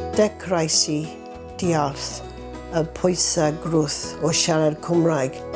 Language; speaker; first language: Welsh; non-native, learner; English